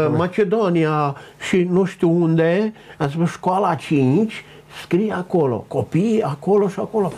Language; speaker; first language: Romanian; non-native, local second language; Ukrainian